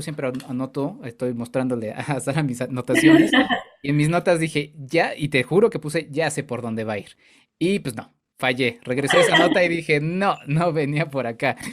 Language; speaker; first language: Spanish; native; Spanish